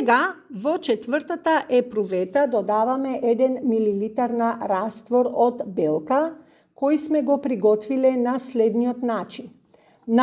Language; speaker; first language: Macedonian; native; Macedonian